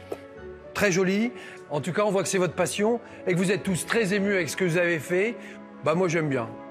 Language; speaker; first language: French; native; French